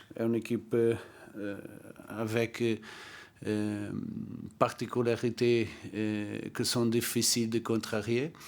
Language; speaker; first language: French; non-native, learner; Portuguese